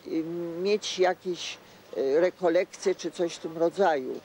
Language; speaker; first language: Polish; native; Polish